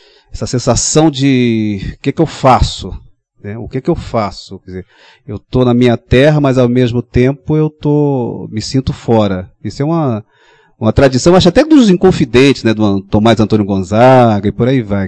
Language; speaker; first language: Portuguese; native; Portuguese